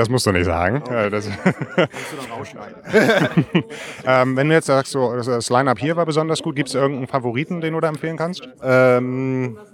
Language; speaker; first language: German; native; German